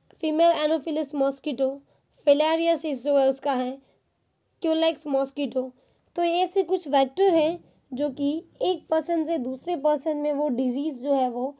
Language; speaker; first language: Hindi; non-native, local second language; Gujarati